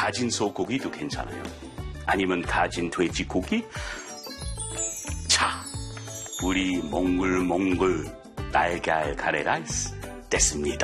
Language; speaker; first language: Korean; non-native, fluent; English